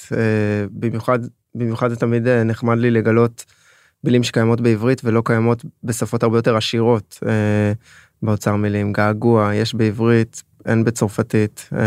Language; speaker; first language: Hebrew; early bilingual, other home language; French